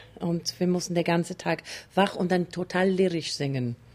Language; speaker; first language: German; non-native, fluent; English